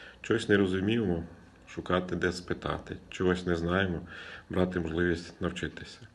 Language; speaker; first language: Ukrainian; native; Ukrainian